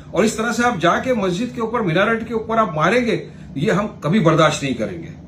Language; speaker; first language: Hindi; native; Hindi